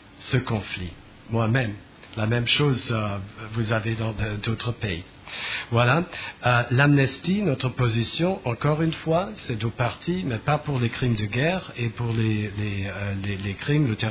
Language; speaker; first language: French; non-native, fluent; German